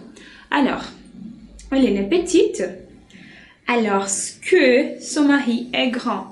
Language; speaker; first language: French; non-native, fluent; Portuguese